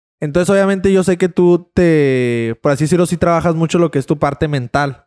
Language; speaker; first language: Spanish; native; Spanish